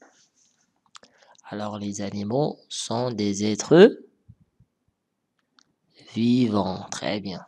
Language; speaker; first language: French; non-native, local second language; Arabic